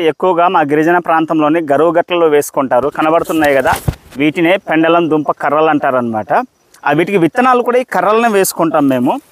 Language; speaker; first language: Telugu; non-native, local second language; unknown